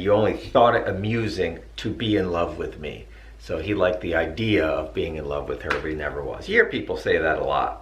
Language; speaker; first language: English; native; English